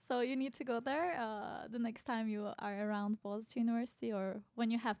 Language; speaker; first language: English; non-native, fluent; Turkish